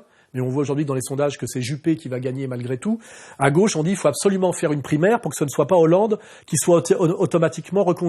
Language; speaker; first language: French; native; French